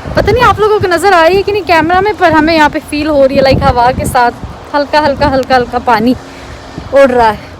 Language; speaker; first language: Urdu; native; Urdu